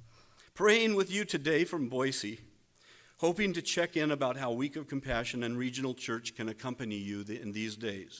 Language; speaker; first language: English; native; English